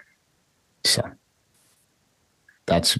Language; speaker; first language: English; native; English